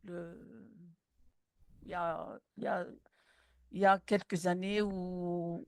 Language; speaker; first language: French; non-native, local second language; Malagasy